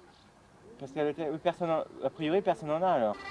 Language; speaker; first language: French; native; French